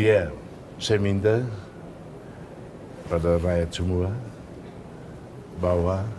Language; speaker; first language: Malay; non-native, fluent; Tetum